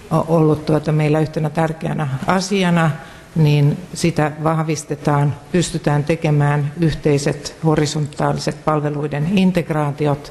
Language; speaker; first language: Finnish; native; Finnish